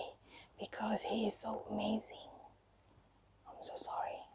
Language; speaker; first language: English; non-native, learner; Indonesian